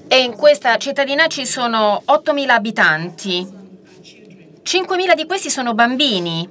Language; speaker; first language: Italian; non-native, fluent; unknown